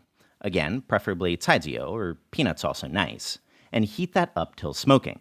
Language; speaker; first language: English; native; English